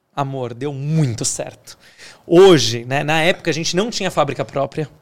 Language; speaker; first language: Portuguese; native; Portuguese